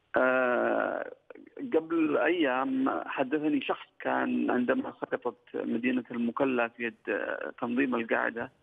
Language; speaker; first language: Arabic; native; Arabic